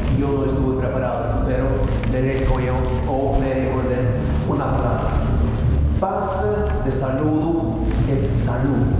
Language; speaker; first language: Spanish; non-native, fluent; Norwegian